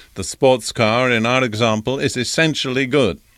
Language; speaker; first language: English; native; English